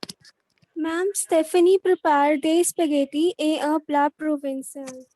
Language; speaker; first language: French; non-native, learner; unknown